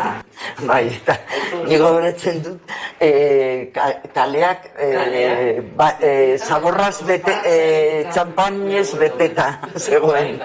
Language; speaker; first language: Basque; non-native, local second language; Spanish